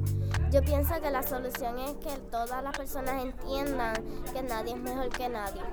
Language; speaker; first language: Spanish; early bilingual, other home language; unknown